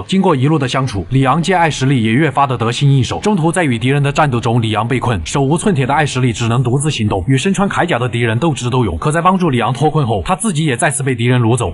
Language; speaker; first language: Chinese; native; Chinese